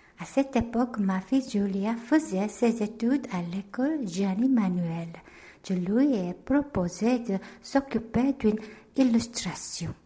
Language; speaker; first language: French; non-native, fluent; Korean